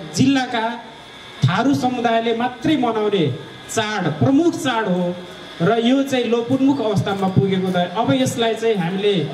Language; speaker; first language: Nepali; non-native, local second language; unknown